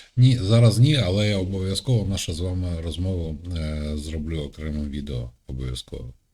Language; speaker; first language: Ukrainian; native; Ukrainian